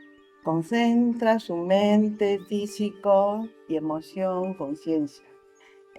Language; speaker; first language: Spanish; non-native, learner; Chinese